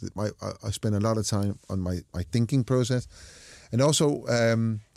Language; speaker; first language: English; non-native, fluent; Danish